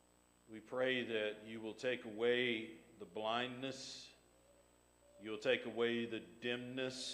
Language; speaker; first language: English; native; English